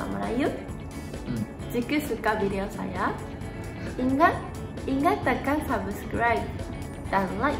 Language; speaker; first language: Malay; non-native, learner; Japanese